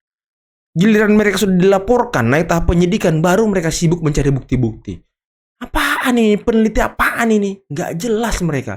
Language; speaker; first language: Indonesian; native; Indonesian